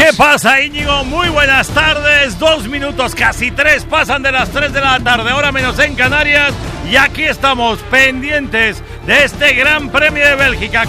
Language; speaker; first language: Spanish; native; Spanish